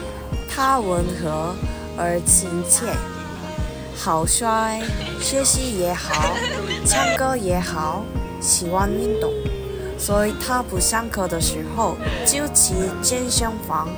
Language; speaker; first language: Chinese; non-native, learner; Korean